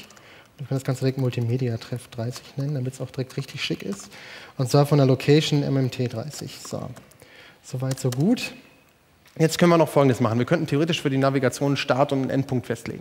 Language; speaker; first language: German; native; German